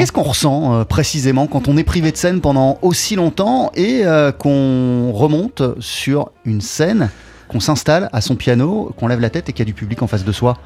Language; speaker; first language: French; native; French